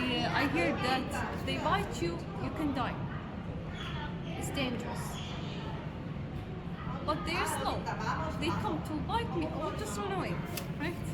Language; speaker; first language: English; non-native, learner; Arabic